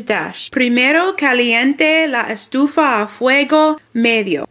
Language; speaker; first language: Spanish; non-native, learner; English